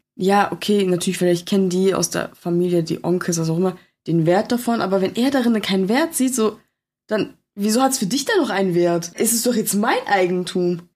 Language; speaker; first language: German; early bilingual, other home language; Turkish